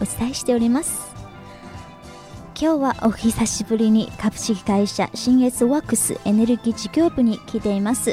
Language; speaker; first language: Japanese; non-native, fluent; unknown